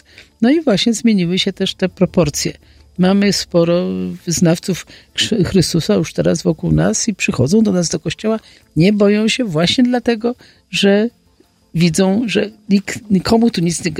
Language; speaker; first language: Polish; native; Polish